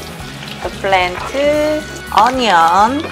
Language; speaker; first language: English; non-native, learner; Korean